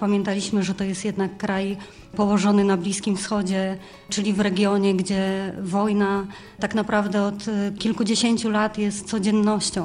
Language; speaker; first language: Polish; native; Polish